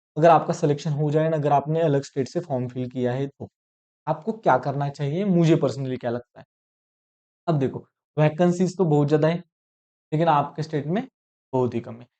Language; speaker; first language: Hindi; non-native, local second language; Marathi